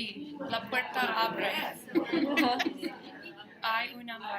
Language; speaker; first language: Spanish; non-native, learner; English